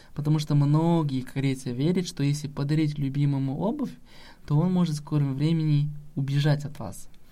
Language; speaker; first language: Russian; non-native, local second language; Kazakh